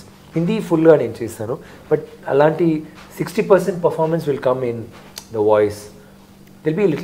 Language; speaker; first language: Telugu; non-native, learner; Tamil